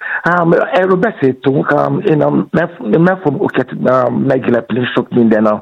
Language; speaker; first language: Hungarian; non-native, learner; Yoruba